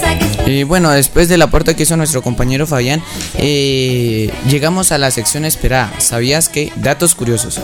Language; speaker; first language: Spanish; native; Spanish